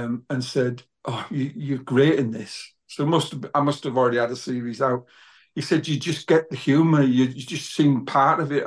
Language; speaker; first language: English; native; English